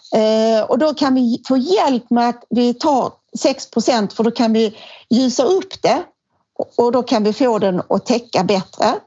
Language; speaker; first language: Swedish; native; Swedish